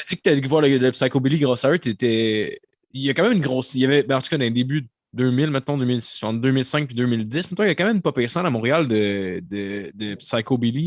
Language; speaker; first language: French; native; French